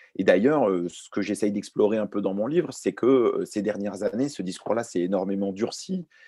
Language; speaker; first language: French; early bilingual, other home language; Arabic